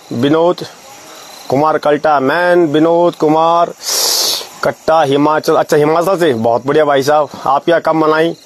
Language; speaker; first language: Hindi; non-native, local second language; Garhwali